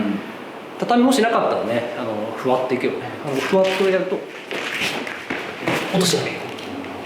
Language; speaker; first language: Japanese; native; Japanese